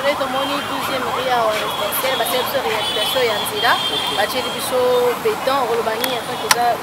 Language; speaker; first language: Lingala; native; Lingala